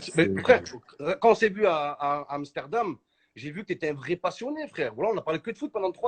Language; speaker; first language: French; native; French